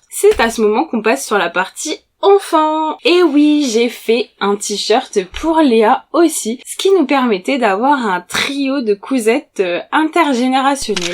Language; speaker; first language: French; native; French